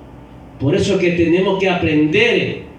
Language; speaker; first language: Spanish; native; Spanish